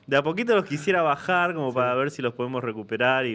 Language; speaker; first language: Spanish; native; Spanish